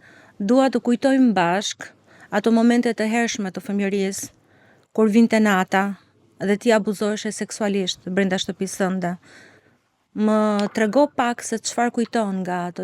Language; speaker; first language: Albanian; native; Albanian